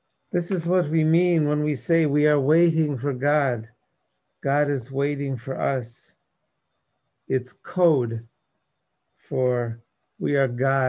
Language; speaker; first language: English; native; English